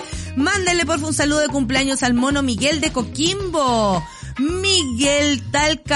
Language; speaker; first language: Spanish; native; Spanish